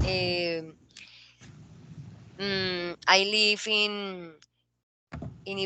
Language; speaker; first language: English; non-native, learner; Spanish